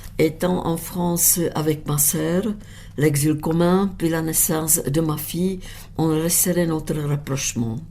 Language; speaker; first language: French; non-native, fluent; Czech